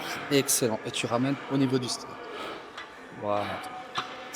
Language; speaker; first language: French; native; French